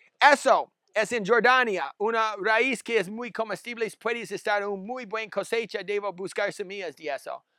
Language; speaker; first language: Spanish; non-native, learner; English